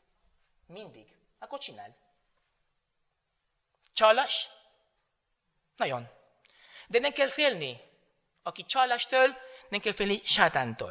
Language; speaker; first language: Hungarian; non-native, learner; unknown